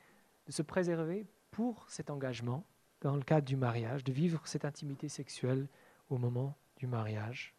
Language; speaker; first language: French; native; French